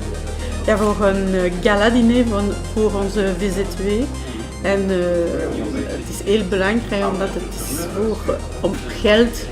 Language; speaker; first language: Dutch; non-native, local second language; French